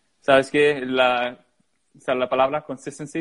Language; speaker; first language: Spanish; early bilingual, heritage; English